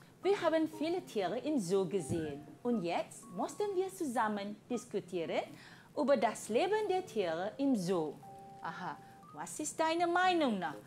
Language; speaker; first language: German; non-native, fluent; Malay